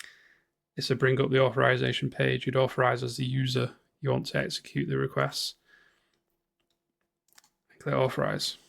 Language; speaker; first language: English; native; English